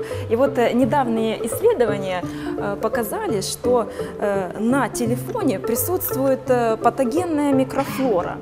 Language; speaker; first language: Russian; native; Russian